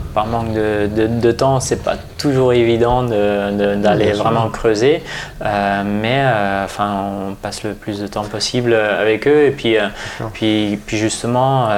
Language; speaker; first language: French; non-native, fluent; Dutch